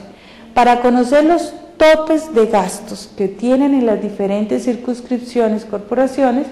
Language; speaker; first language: Spanish; native; Spanish